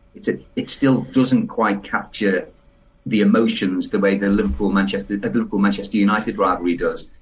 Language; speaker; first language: English; native; English